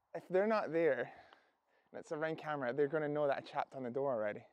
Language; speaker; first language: English; native; English